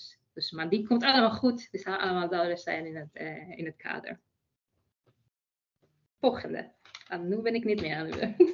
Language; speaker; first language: Dutch; non-native, fluent; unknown